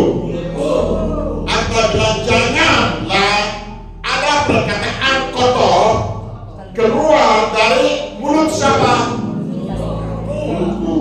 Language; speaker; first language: Indonesian; non-native, fluent; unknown